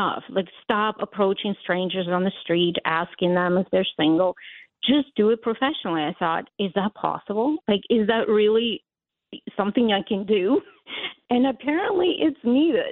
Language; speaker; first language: English; non-native, fluent; Latvian